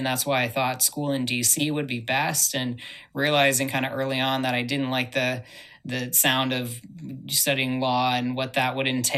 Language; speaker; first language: English; native; English